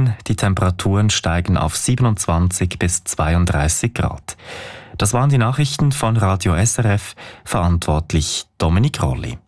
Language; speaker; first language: German; native; German